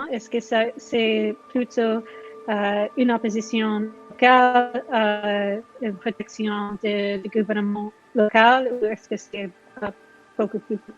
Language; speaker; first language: French; non-native, fluent; English